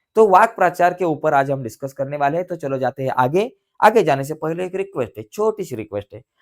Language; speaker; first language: Hindi; non-native, local second language; Marathi